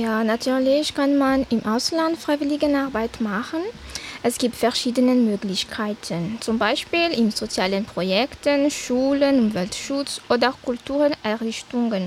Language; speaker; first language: German; non-native, fluent; Malagasy